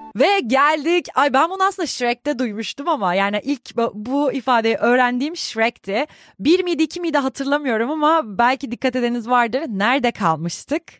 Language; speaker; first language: Turkish; native; Turkish